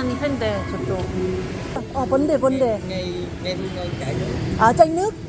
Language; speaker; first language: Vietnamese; non-native, learner; Korean